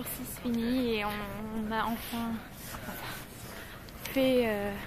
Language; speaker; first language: French; native; French